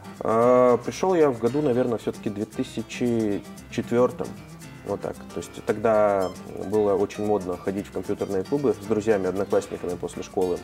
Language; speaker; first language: Russian; native; Russian